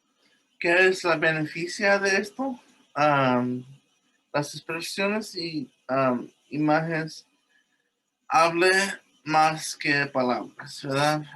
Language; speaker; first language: Spanish; early bilingual, heritage; English